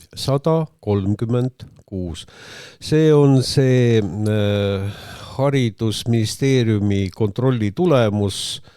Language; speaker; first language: Estonian; non-native, local second language; Russian